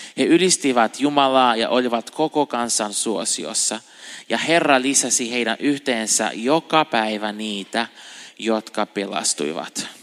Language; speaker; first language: Finnish; non-native, fluent; Portuguese